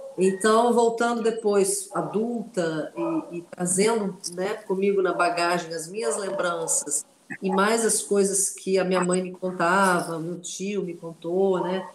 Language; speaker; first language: Portuguese; non-native, local second language; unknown